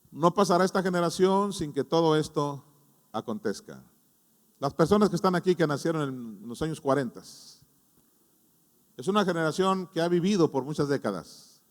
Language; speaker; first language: Spanish; native; Spanish